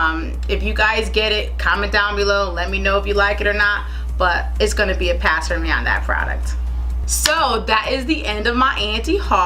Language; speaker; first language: English; native; English